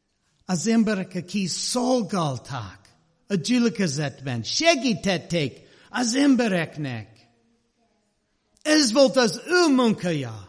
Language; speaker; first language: Hungarian; non-native, learner; English